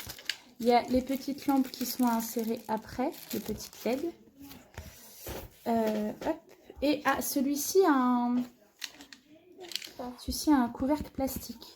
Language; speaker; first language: French; native; French